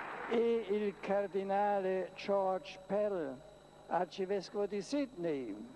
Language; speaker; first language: Italian; non-native, fluent; German